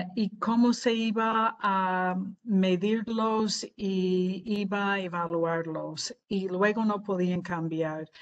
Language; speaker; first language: Spanish; non-native, fluent; English